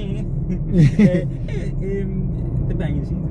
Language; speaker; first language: Portuguese; non-native, learner; English